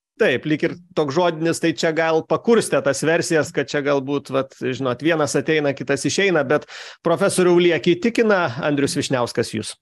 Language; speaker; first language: Lithuanian; native; Lithuanian